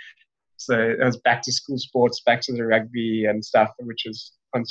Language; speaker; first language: English; native; English